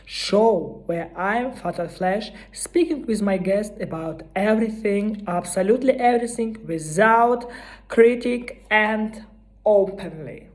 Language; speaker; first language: English; non-native, learner; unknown